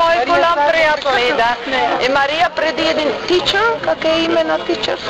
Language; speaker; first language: Bulgarian; non-native, learner; Dutch